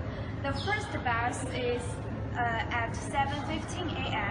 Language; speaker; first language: English; non-native, learner; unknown